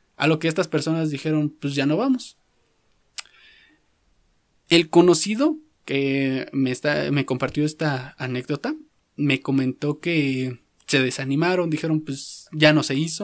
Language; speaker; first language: Spanish; native; Spanish